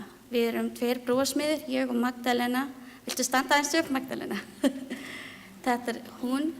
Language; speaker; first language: Icelandic; non-native, learner; Filipino